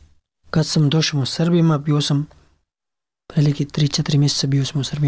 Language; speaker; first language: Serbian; non-native, learner; Pashto